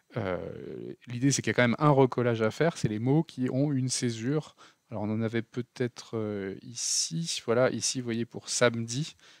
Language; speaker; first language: French; native; French